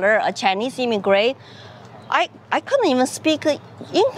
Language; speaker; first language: English; non-native, fluent; Chinese